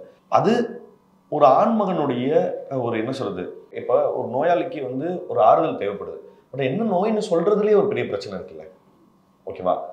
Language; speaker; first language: Tamil; native; Tamil